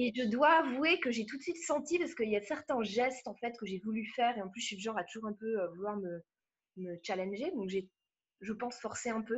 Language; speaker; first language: French; native; French